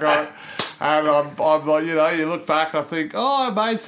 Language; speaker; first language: English; native; English